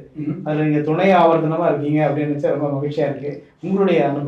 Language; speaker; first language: Tamil; native; Tamil